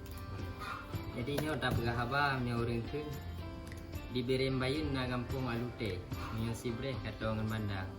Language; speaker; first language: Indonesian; non-native, local second language; Achinese